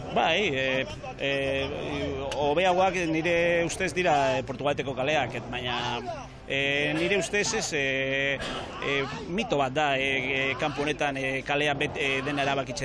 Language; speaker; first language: Basque; non-native, local second language; Spanish